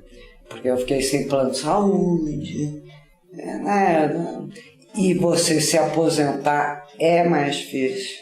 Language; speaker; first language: Portuguese; native; Portuguese